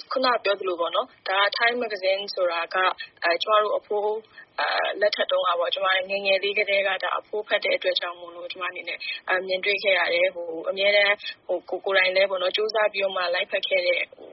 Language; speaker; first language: Burmese; non-native, local second language; Kachin